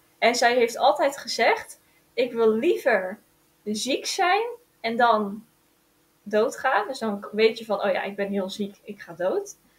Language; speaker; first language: Dutch; native; Dutch